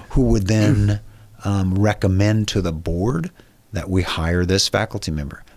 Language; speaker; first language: English; native; English